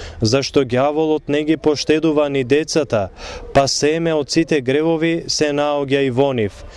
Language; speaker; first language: Macedonian; native; Macedonian